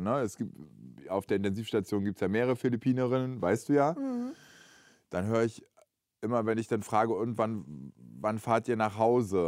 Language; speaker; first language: German; native; German